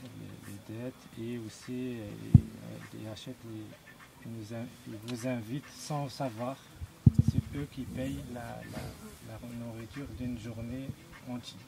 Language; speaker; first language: French; non-native, local second language; Arabic